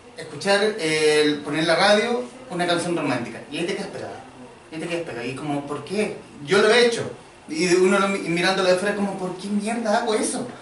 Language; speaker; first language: Spanish; native; Spanish